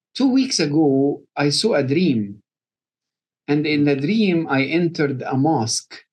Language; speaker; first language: English; non-native, fluent; Arabic